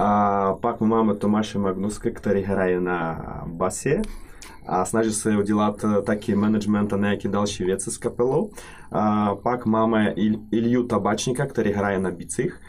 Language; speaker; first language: Czech; non-native, fluent; Russian